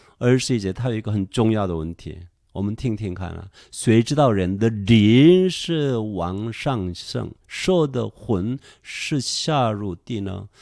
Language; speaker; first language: Chinese; non-native, fluent; Korean